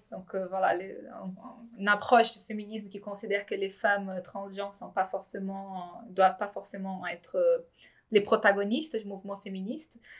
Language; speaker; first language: French; non-native, fluent; Portuguese